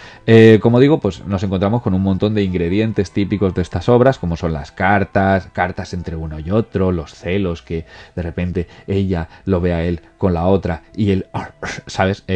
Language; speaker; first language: Spanish; native; Spanish